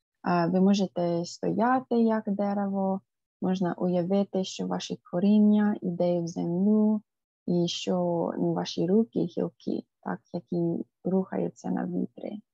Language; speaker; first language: Ukrainian; non-native, fluent; English